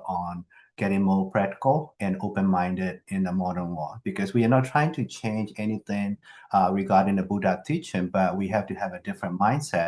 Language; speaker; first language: English; non-native, fluent; Burmese